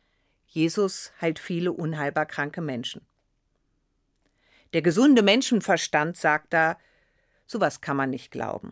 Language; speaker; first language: German; native; German